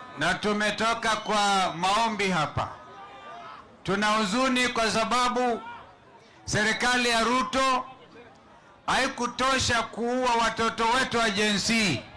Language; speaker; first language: Swahili; non-native, local second language; Kamba